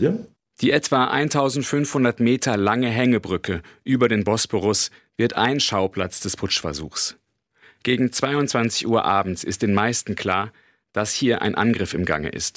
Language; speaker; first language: German; native; German